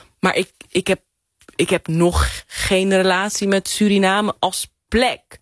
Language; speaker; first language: Dutch; native; Dutch